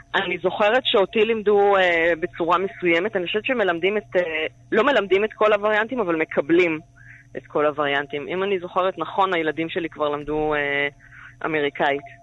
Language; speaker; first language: Hebrew; native; Hebrew